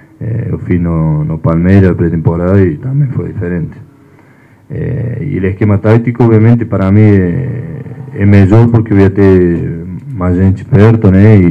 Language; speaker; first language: Portuguese; non-native, fluent; Spanish